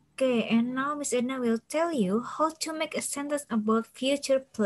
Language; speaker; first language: English; non-native, fluent; Indonesian